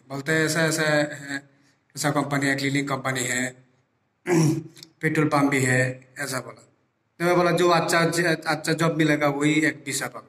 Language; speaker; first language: Hindi; non-native, learner; Bangla